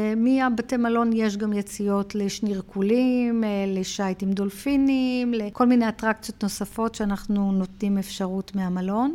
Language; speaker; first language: Hebrew; early bilingual, heritage; Hebrew